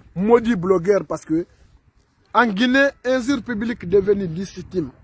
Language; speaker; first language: French; non-native, local second language; Mandingo